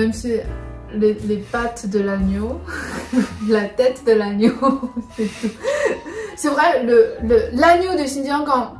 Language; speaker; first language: French; non-native, learner; Chinese